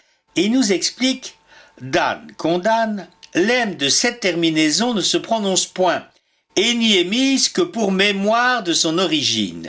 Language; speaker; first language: French; native; French